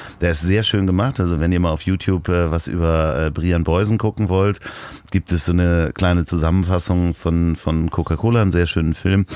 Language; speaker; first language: German; native; German